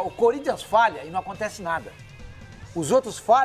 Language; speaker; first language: Portuguese; native; Portuguese